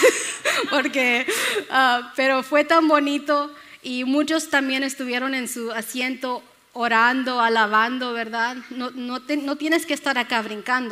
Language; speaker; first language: Spanish; early bilingual, other home language; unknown